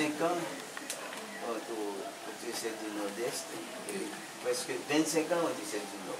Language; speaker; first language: French; non-native, local second language; Haitian Creole